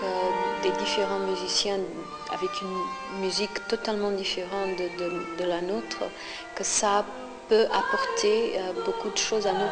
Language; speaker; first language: French; non-native, fluent; Portuguese